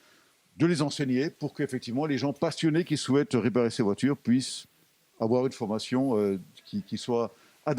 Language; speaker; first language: French; native; French